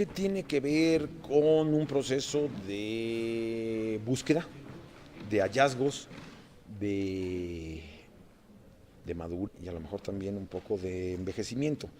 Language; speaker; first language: Spanish; native; Spanish